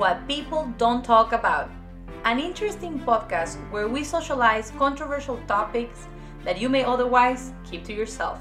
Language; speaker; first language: English; non-native, fluent; Spanish